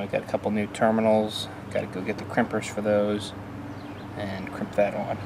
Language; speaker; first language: English; native; English